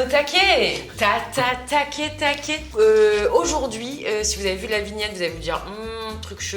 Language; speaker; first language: French; native; French